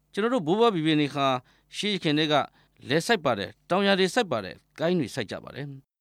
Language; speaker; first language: Burmese; native; Burmese